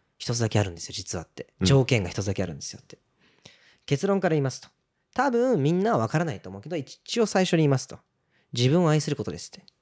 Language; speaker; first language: Japanese; early bilingual, other home language; Portuguese